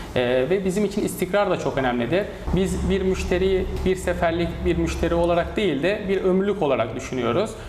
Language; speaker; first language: Turkish; native; Turkish